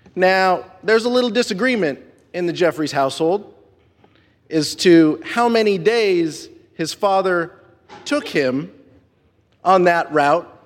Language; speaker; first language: English; non-native, fluent; Spanish